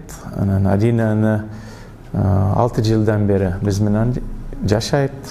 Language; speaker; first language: Kyrgyz; non-native, learner; English